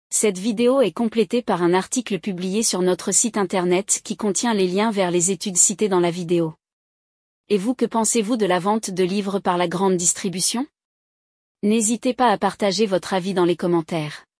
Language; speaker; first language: French; native; French